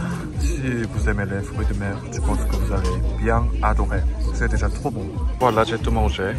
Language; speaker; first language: French; non-native, fluent; Korean